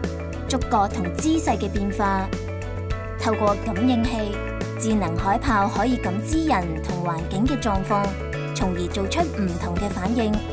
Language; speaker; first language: Cantonese; native; Cantonese